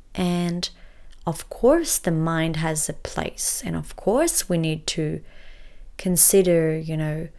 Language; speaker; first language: English; early bilingual, other home language; French